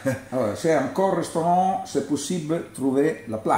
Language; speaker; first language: French; non-native, learner; Italian